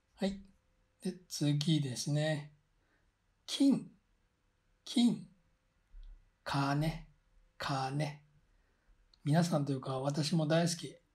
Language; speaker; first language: Japanese; native; Japanese